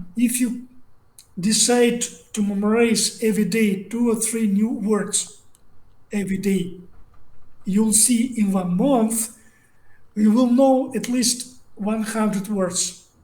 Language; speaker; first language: English; non-native, learner; Russian